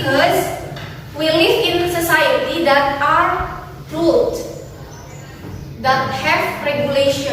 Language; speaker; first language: English; non-native, fluent; Indonesian